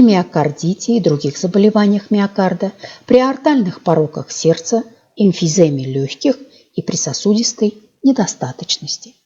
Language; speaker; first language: Russian; native; Russian